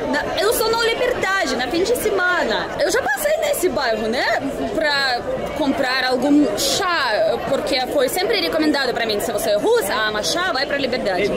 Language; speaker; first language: Portuguese; non-native, fluent; Russian